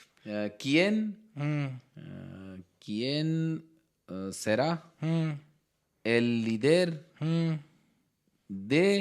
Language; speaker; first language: Spanish; non-native, learner; Hindi